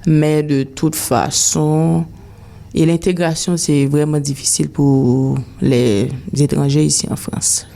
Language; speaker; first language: French; non-native, local second language; Haitian Creole